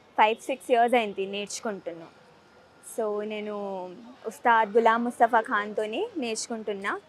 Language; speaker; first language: Telugu; early bilingual, heritage; Telugu